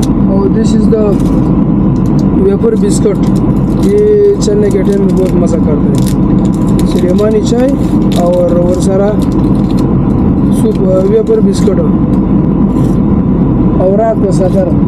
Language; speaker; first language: Hindi; non-native, local second language; Pashto